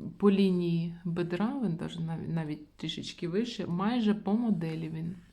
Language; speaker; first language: Ukrainian; non-native, local second language; Russian